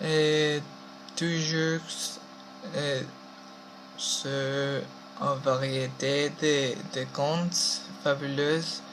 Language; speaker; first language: French; non-native, learner; Spanish